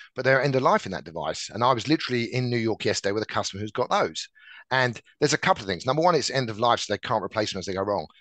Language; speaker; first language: English; native; English